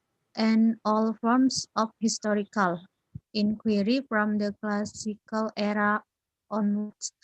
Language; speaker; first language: English; non-native, learner; Indonesian